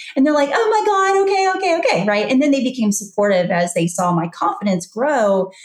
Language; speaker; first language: English; native; English